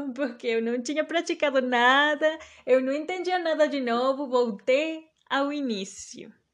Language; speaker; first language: Portuguese; early bilingual, heritage; Portuguese